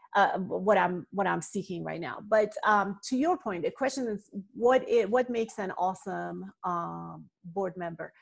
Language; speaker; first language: English; non-native, fluent; Persian